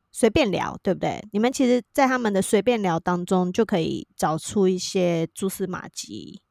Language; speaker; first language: Chinese; native; Chinese